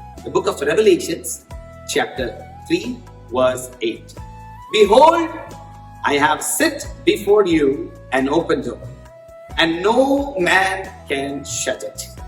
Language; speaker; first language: English; non-native, local second language; Tamil